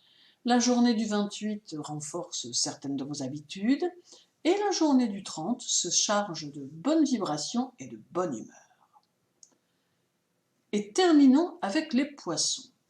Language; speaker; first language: French; native; French